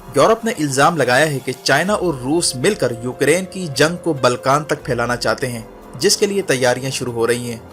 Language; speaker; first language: Urdu; native; Urdu